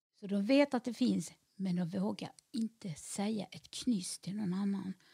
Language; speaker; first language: Swedish; native; Swedish